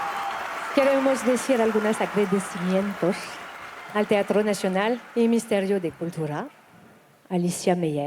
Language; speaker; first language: Spanish; non-native, learner; French